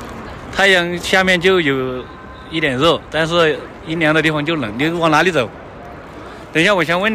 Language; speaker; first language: Chinese; native; Chinese